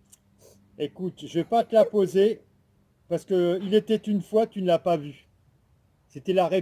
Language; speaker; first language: French; native; French